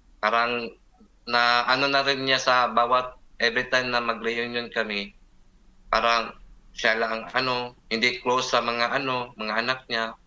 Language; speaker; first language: Filipino; non-native, local second language; Cebuano